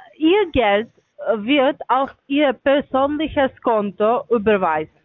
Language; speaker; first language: German; non-native, learner; Russian